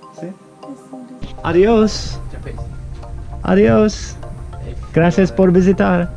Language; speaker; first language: Spanish; non-native, learner; English